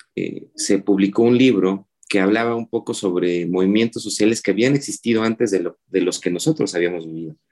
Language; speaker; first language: Spanish; native; Spanish